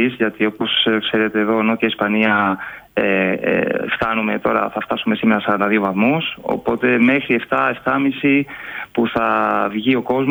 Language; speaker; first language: Greek; non-native, fluent; Spanish